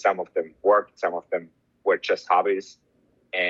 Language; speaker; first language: English; non-native, fluent; German